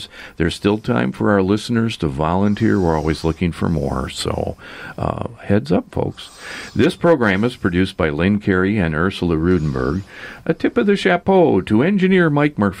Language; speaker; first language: English; native; English